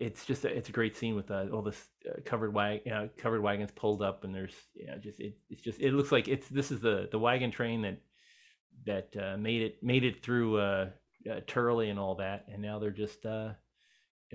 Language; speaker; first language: English; native; English